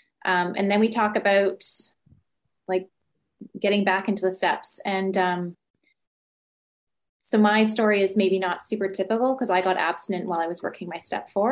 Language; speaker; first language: English; native; English